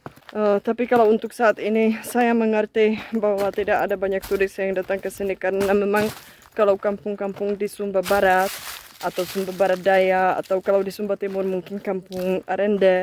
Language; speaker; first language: Indonesian; non-native, fluent; Czech